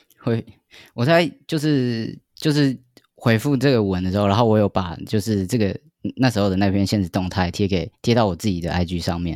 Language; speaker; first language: Chinese; native; Chinese